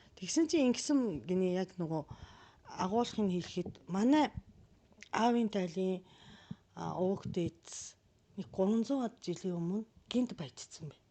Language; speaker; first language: Mongolian; non-native, fluent; Japanese